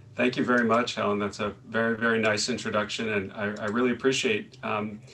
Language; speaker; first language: English; native; English